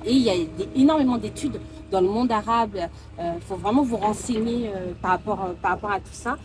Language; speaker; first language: French; early bilingual, other home language; Soninke